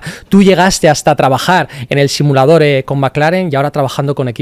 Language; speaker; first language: Spanish; native; Spanish